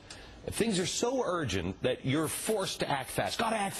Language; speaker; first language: English; native; English